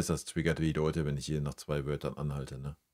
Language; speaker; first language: German; native; German